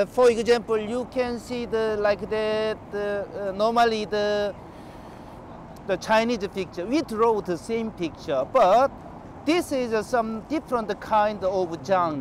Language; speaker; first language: English; non-native, learner; Korean